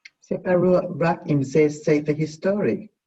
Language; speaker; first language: Hebrew; non-native, learner; English